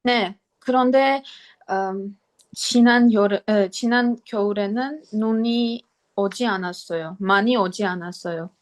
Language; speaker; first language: Korean; non-native, learner; Armenian